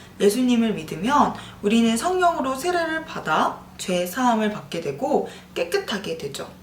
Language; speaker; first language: Korean; native; Korean